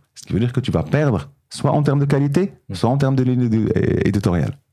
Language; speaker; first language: French; non-native, local second language; Arabic